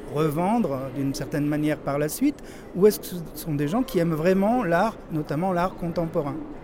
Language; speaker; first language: French; native; French